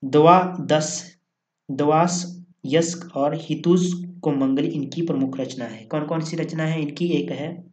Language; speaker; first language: Hindi; native; Hindi